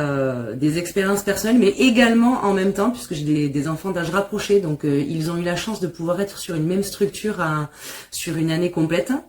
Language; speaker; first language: French; native; French